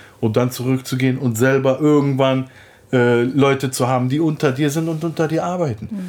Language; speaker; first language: German; early bilingual, other home language; Turkish